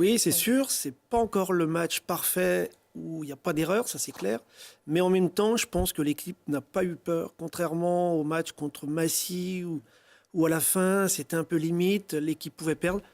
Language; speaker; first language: French; native; French